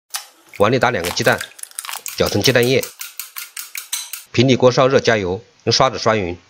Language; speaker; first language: Chinese; native; Chinese